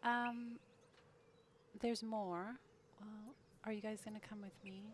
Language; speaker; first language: English; native; English